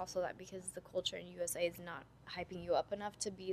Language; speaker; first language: English; non-native, fluent; Dutch